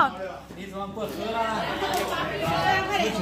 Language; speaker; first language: Chinese; native; Chinese